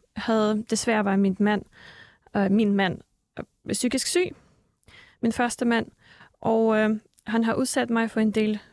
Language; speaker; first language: Danish; early bilingual, other home language; Russian